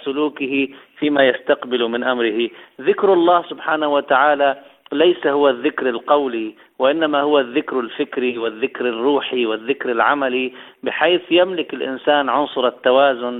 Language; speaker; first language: Arabic; native; Arabic